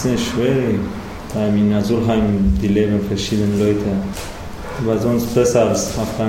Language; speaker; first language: German; non-native, learner; Persian